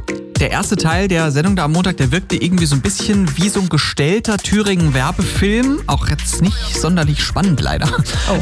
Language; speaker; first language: German; native; German